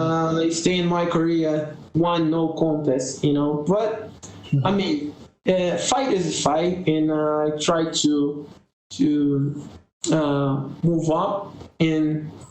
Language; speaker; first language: English; non-native, learner; Portuguese